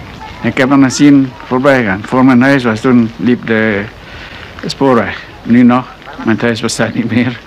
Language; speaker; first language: Dutch; non-native, local second language; Indonesian